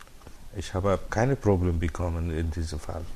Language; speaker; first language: German; non-native, learner; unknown